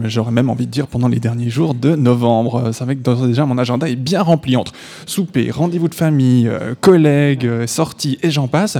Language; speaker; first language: French; native; French